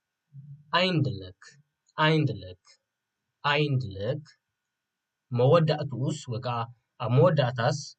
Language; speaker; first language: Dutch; non-native, fluent; Tigrinya